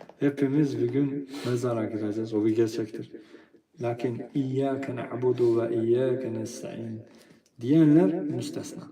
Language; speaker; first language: Turkish; non-native, fluent; Albanian